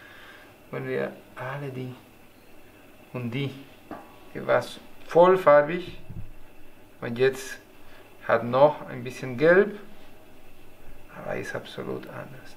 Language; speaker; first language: German; non-native, learner; Spanish